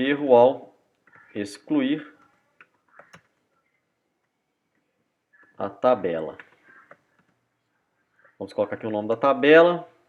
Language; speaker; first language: Portuguese; native; Portuguese